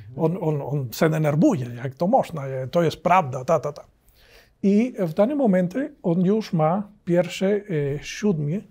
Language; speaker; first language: Polish; non-native, learner; Spanish